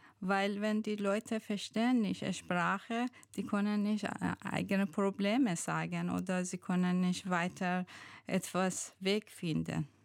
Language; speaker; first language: German; non-native, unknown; Persian